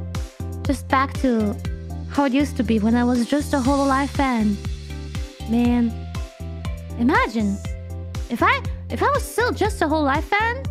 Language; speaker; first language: English; non-native, fluent; German